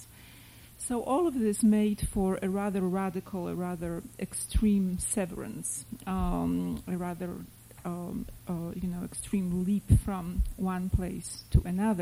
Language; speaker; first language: English; non-native, fluent; Polish